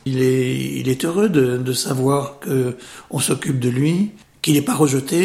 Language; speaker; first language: French; native; French